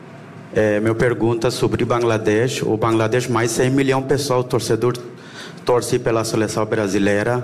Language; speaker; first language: Portuguese; non-native, learner; Bangla